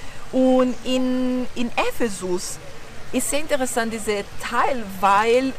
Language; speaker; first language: German; non-native, learner; Portuguese